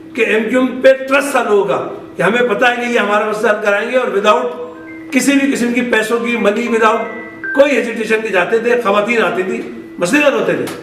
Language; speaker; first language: Urdu; native; Urdu